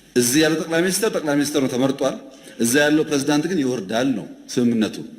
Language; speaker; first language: Amharic; non-native, local second language; Oromo